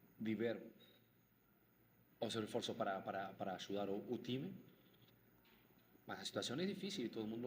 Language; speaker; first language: Portuguese; non-native, fluent; Spanish